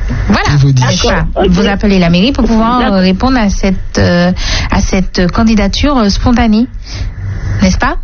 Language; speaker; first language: French; native; French